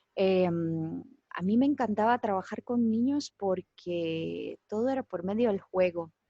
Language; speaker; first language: Spanish; native; Spanish